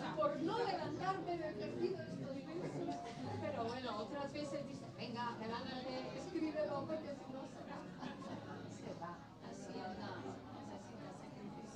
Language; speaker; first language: Spanish; non-native, fluent; Macedonian